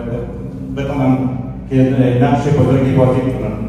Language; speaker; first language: Persian; native; Persian